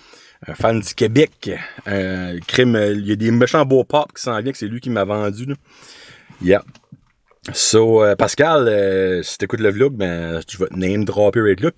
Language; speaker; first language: French; native; French